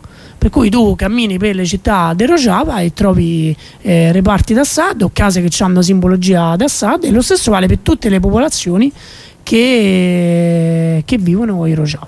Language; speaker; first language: Italian; native; Italian